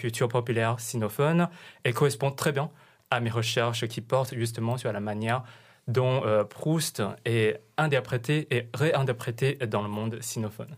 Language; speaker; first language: French; non-native, fluent; Chinese